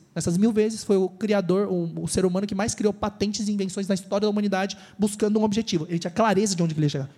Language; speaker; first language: Portuguese; native; Portuguese